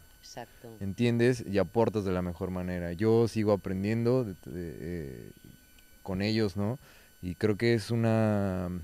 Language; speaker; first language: Spanish; native; Spanish